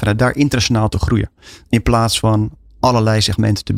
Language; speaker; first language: Dutch; native; Dutch